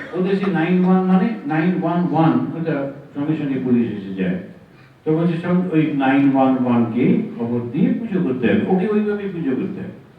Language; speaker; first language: Bangla; native; Bangla